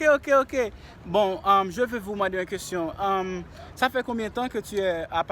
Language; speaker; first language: French; non-native, learner; Haitian Creole